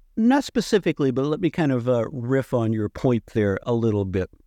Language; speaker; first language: English; native; English